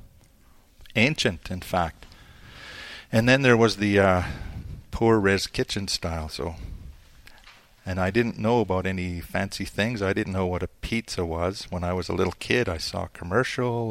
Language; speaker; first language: English; non-native, fluent; Cree